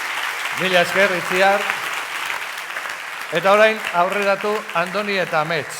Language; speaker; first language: Basque; native; Basque